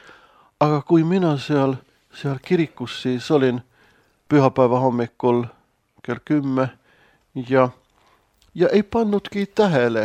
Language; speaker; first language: Estonian; non-native, fluent; Swedish